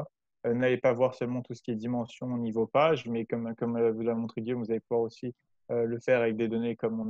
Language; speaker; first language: French; native; French